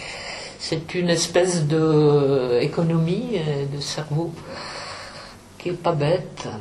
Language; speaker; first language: French; non-native, fluent; Czech